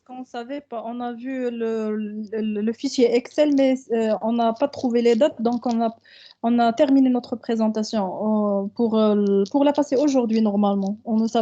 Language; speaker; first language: French; non-native, local second language; Arabic